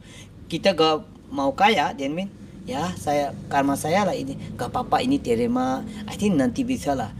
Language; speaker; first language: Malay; non-native, learner; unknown